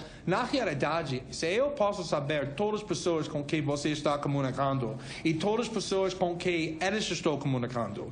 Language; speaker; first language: Portuguese; non-native, fluent; English